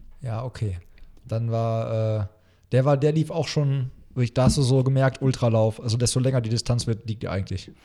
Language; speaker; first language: German; native; German